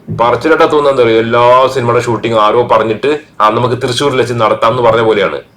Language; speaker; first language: Malayalam; native; Malayalam